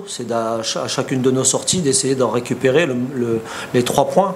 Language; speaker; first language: French; native; French